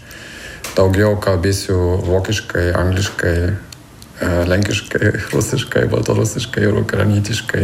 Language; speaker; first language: Lithuanian; non-native, learner; German